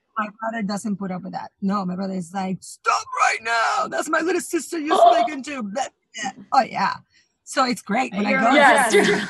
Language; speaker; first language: English; non-native, fluent; Spanish